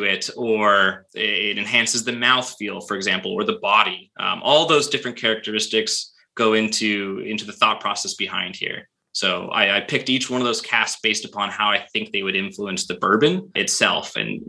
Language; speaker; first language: English; native; English